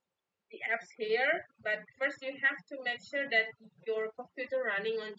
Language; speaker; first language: English; non-native, fluent; Indonesian